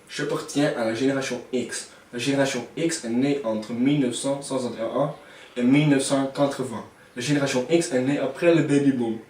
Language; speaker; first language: French; non-native, learner; Dutch